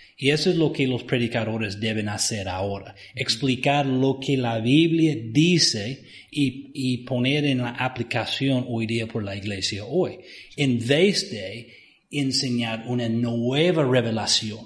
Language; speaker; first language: Spanish; non-native, fluent; English